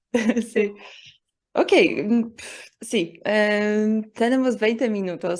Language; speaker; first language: Spanish; non-native, learner; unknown